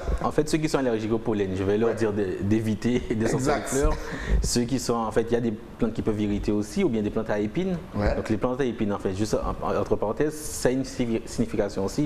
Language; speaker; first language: French; native; French